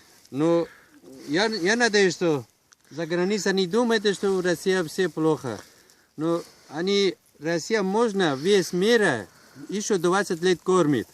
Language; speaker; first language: Russian; non-native, learner; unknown